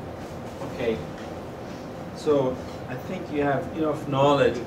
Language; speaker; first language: English; non-native, fluent; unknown